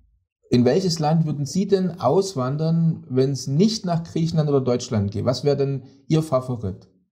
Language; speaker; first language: German; native; German